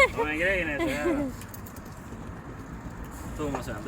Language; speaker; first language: Swedish; native; Swedish